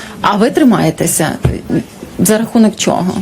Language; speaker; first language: Ukrainian; native; Ukrainian